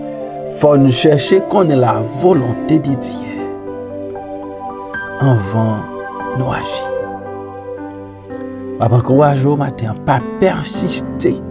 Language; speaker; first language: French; non-native, local second language; Haitian Creole